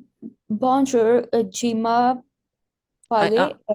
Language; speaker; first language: French; non-native, learner; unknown